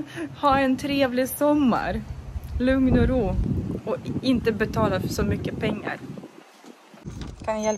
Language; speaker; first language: Swedish; non-native, fluent; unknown